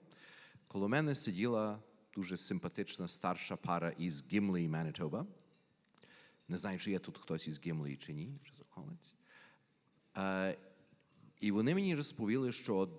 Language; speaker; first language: Ukrainian; early bilingual, heritage; Ukrainian